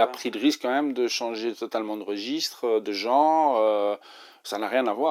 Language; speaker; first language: French; native; French